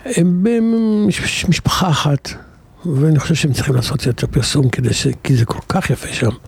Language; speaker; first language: Hebrew; native; Hebrew